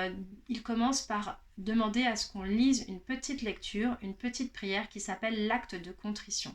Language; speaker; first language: French; native; French